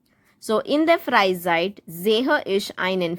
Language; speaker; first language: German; non-native, learner; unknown